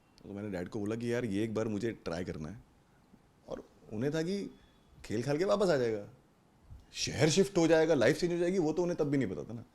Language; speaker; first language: Hindi; native; Hindi